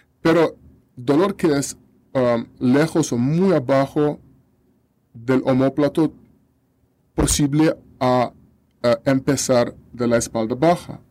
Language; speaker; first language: Spanish; non-native, learner; Russian